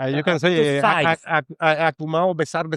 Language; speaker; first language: English; non-native, fluent; Spanish